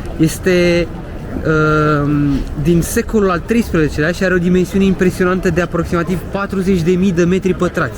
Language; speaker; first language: Romanian; native; Romanian